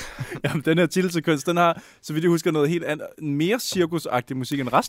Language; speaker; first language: Danish; native; Danish